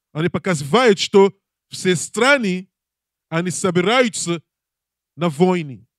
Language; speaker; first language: Russian; non-native, learner; English